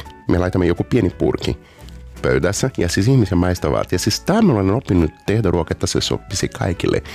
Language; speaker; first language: Finnish; non-native, learner; Portuguese